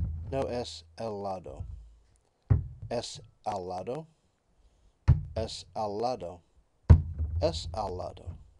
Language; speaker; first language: Spanish; non-native, learner; English